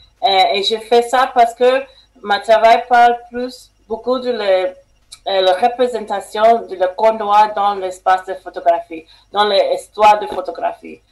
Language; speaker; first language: French; non-native, learner; English